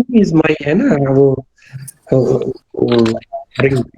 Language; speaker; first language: English; non-native, local second language; Urdu